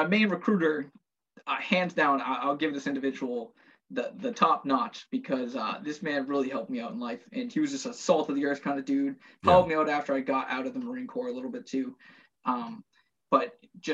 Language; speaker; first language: English; native; English